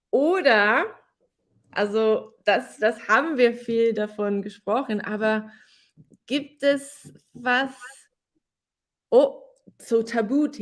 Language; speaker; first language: German; non-native, fluent; English